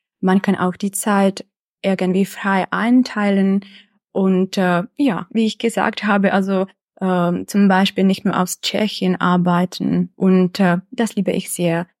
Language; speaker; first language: German; non-native, fluent; Czech